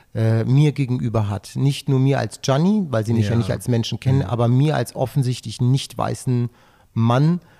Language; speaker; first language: German; native; German